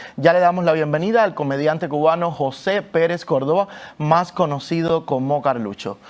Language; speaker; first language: Spanish; native; Spanish